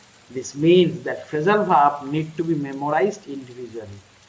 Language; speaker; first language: English; non-native, local second language; Bangla